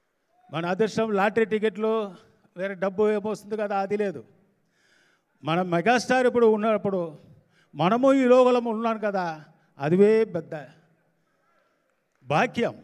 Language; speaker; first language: Telugu; non-native, learner; Tamil